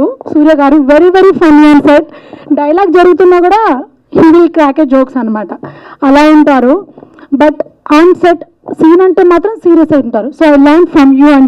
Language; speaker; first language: Telugu; native; Telugu